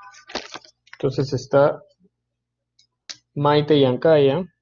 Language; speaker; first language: Spanish; native; Spanish